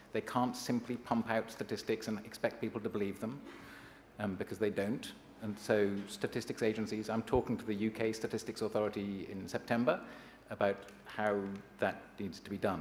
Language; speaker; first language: English; native; English